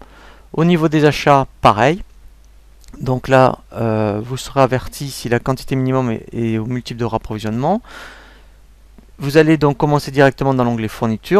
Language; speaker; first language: French; native; French